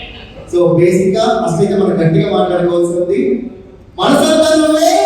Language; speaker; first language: Telugu; native; Telugu